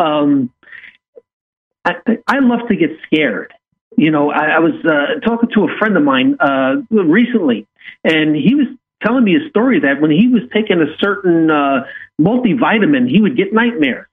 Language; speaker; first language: English; native; English